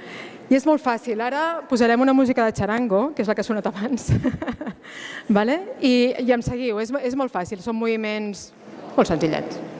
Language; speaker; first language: Catalan; native; Catalan